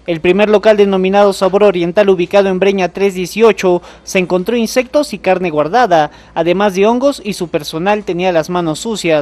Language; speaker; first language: Spanish; native; Spanish